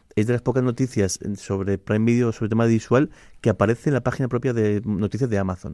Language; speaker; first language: Spanish; native; Spanish